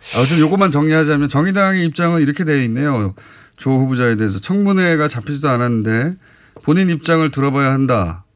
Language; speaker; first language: Korean; native; Korean